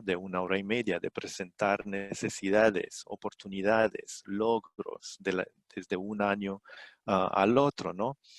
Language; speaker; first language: Spanish; non-native, fluent; Romanian